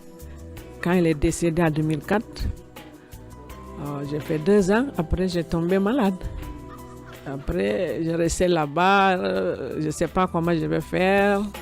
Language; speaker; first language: French; non-native, learner; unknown